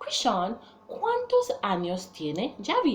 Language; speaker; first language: Spanish; non-native, fluent; English